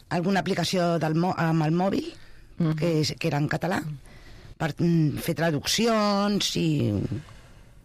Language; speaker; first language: Catalan; non-native, local second language; Spanish